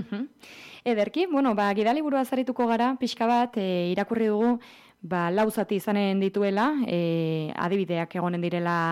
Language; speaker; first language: Basque; native; Basque